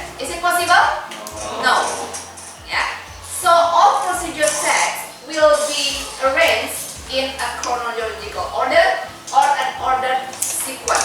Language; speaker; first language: English; non-native, fluent; Indonesian